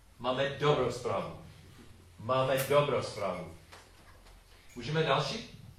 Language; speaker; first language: Czech; non-native, learner; English